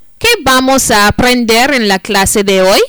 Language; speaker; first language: Spanish; non-native, fluent; English